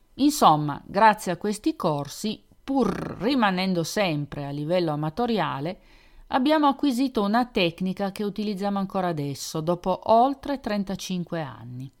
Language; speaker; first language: Italian; native; Italian